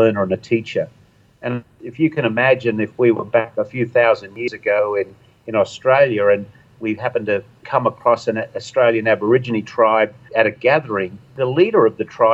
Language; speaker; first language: English; native; English